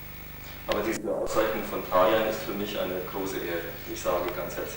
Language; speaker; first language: German; native; German